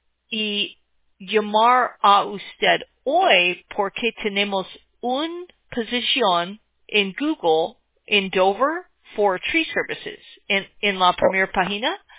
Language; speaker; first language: Spanish; non-native, learner; English